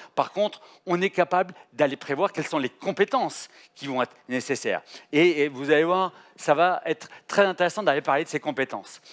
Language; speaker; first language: French; native; French